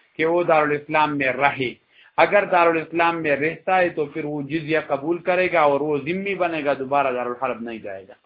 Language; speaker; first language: Urdu; non-native, local second language; Pashto